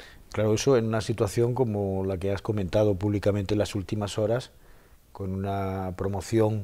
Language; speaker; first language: Spanish; native; Spanish